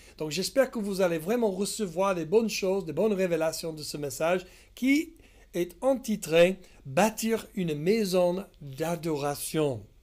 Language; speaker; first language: French; non-native, fluent; English